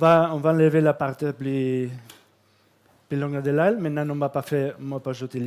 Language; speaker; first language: French; non-native, fluent; Catalan